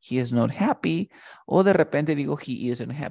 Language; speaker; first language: English; non-native, fluent; Spanish